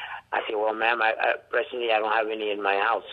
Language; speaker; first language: English; non-native, fluent; Haitian Creole